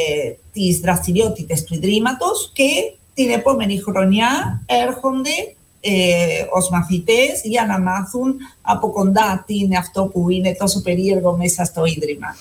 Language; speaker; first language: Greek; non-native, fluent; Spanish